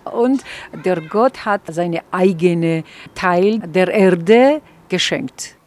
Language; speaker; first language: German; non-native, fluent; Georgian